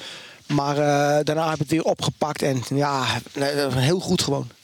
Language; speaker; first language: Dutch; native; Dutch